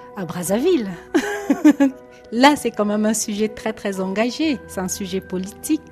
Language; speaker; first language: French; non-native, local second language; Lingala